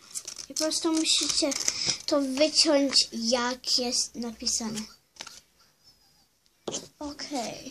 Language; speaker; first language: Polish; early bilingual, heritage; Polish